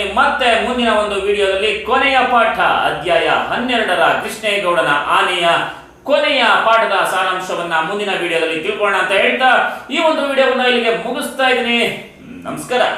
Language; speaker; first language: Kannada; native; Kannada